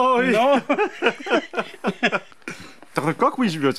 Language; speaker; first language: Russian; non-native, learner; Korean